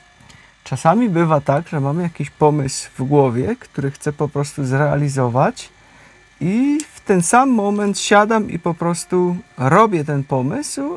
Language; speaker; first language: Polish; native; Polish